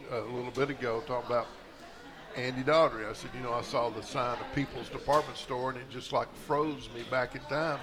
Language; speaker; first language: English; native; English